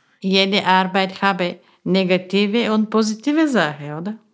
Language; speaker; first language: German; non-native, learner; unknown